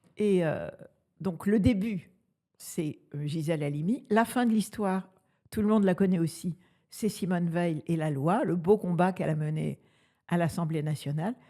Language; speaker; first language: French; native; French